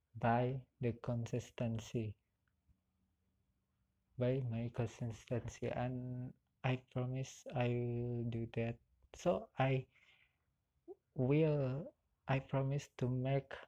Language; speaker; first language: English; non-native, learner; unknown